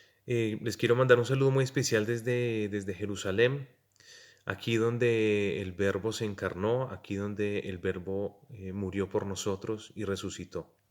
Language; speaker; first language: Spanish; native; Spanish